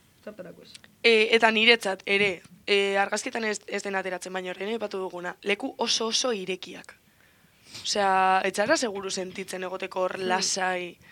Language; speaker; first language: Basque; non-native, local second language; Spanish